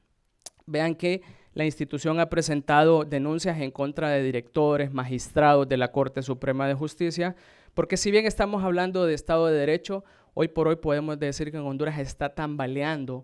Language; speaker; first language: Spanish; native; Spanish